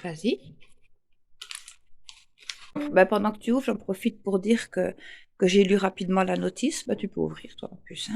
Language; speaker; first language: French; native; French